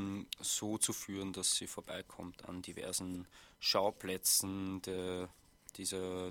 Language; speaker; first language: German; native; German